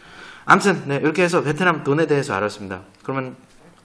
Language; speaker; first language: Korean; native; Korean